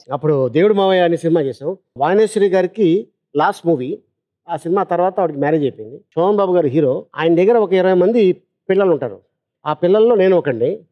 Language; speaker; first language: Telugu; native; Telugu